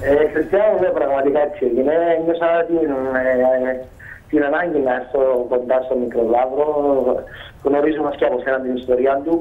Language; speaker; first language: Greek; native; Greek